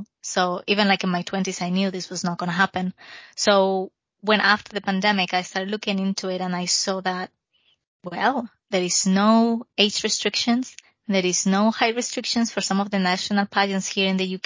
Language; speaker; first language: English; non-native, fluent; Spanish